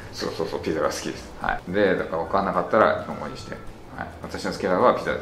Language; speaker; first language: Japanese; native; Japanese